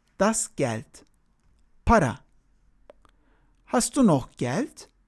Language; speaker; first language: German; non-native, fluent; Turkish